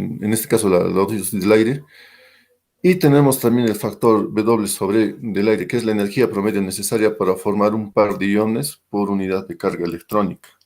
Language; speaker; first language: Spanish; native; Spanish